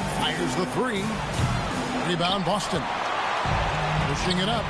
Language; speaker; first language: English; native; English